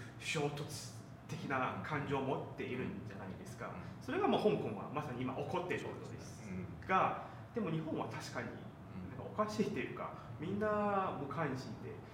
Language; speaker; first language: Japanese; non-native, fluent; Chinese